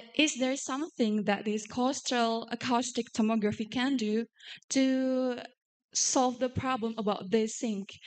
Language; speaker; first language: English; non-native, fluent; Indonesian